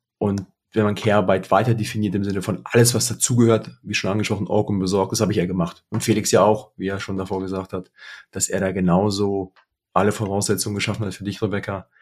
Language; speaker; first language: German; early bilingual, other home language; Russian